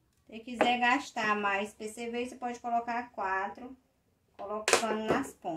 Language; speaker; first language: Portuguese; native; Portuguese